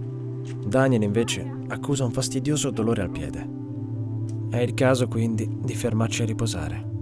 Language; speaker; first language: Italian; native; Italian